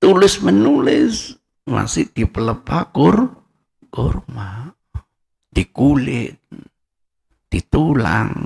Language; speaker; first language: Indonesian; non-native, local second language; Javanese